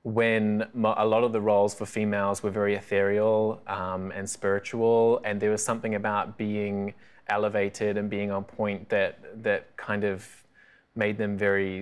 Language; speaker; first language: English; native; English